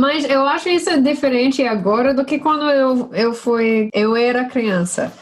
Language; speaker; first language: Portuguese; non-native, fluent; English